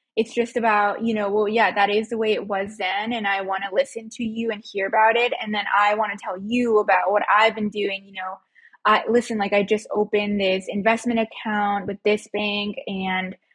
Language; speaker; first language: English; early bilingual, other home language; Spanish